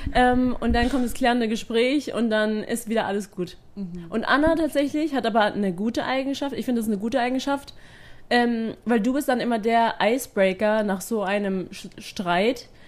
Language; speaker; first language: German; native; German